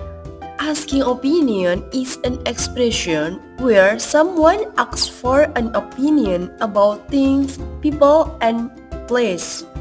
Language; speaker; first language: English; non-native, learner; Indonesian